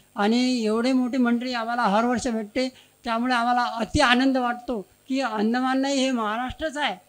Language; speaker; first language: Marathi; native; Marathi